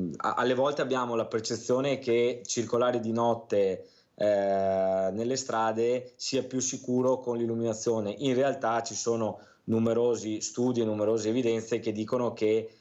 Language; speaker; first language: Italian; native; Italian